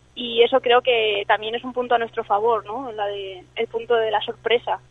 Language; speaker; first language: Spanish; early bilingual, other home language; English